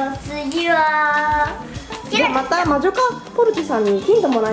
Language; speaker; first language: Japanese; native; Japanese